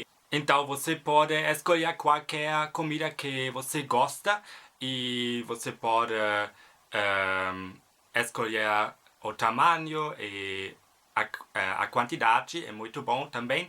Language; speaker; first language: Portuguese; non-native, fluent; German